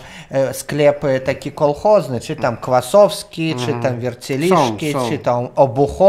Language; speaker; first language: Polish; non-native, learner; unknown